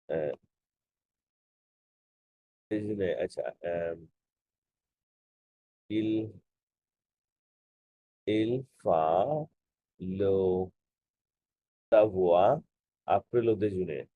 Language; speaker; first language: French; non-native, learner; Bangla